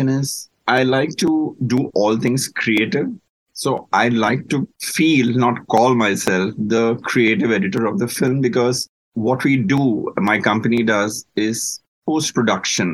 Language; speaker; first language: English; non-native, local second language; Malayalam